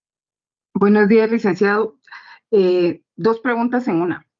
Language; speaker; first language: Spanish; native; Spanish